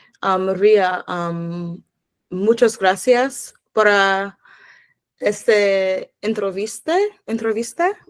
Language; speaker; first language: Spanish; non-native, learner; English